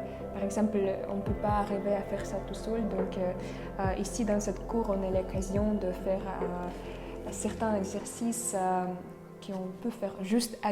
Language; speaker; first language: French; non-native, fluent; Russian